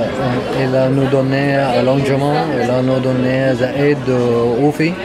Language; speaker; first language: French; non-native, learner; Arabic